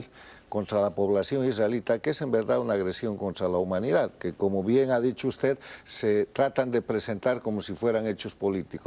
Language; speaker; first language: Spanish; native; Spanish